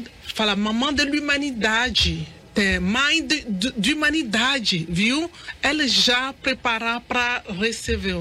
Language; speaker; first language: Portuguese; non-native, learner; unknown